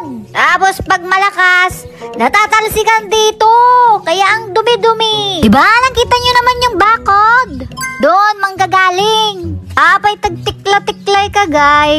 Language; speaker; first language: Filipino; non-native, local second language; Iloko